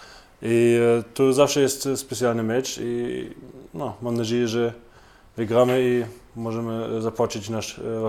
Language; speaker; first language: Polish; non-native, learner; German